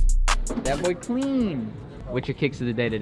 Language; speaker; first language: English; native; English